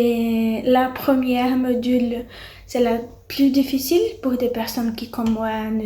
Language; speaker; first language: French; non-native, learner; Portuguese